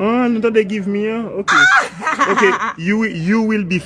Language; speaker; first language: English; non-native, learner; Haitian Creole